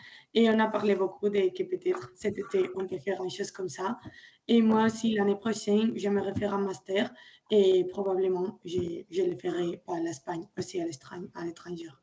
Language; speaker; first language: French; non-native, learner; Spanish